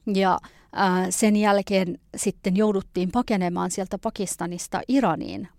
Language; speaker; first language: Finnish; early bilingual, other home language; Persian